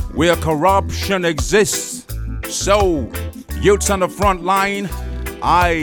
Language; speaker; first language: German; non-native, fluent; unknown